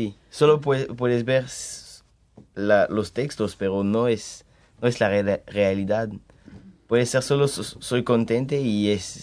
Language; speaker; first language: Spanish; early bilingual, heritage; French